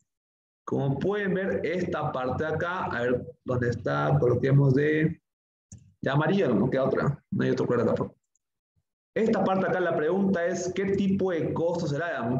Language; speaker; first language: Spanish; native; Spanish